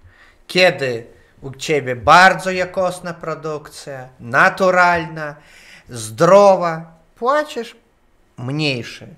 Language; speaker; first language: Polish; non-native, learner; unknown